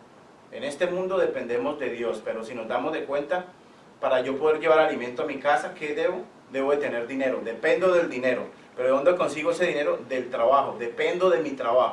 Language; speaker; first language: Spanish; native; Spanish